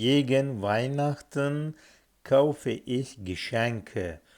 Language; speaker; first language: German; non-native, fluent; Turkish